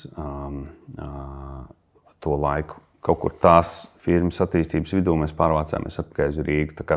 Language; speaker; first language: Latvian; early bilingual, heritage; Latvian